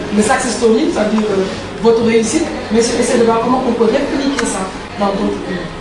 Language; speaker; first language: French; non-native, local second language; Wolof